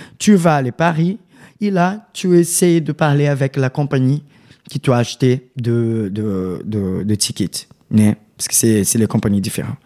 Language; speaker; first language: French; non-native, learner; Portuguese